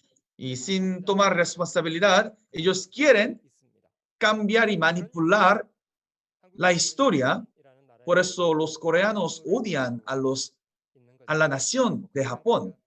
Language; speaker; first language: Spanish; non-native, fluent; Korean